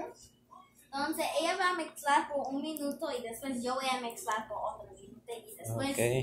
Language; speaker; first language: Spanish; early bilingual, heritage; Spanish